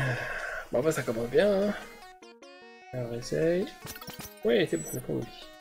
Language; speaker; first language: French; native; French